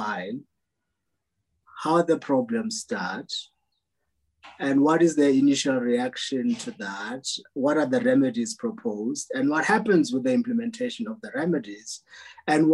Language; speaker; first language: English; non-native, local second language; Xhosa